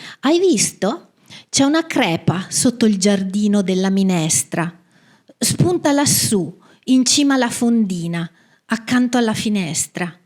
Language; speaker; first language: Italian; native; Italian